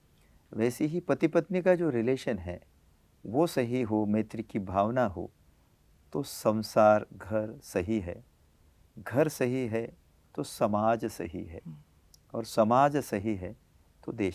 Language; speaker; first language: Hindi; native; Hindi